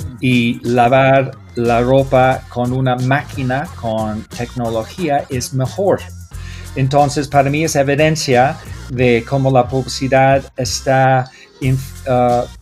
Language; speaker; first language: Spanish; non-native, learner; English